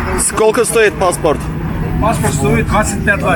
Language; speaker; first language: Russian; non-native, learner; Turkish